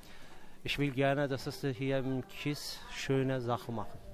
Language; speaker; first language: German; non-native, local second language; Turkish